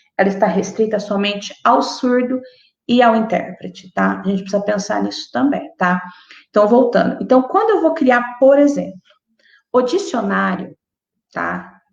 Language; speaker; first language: Portuguese; native; Portuguese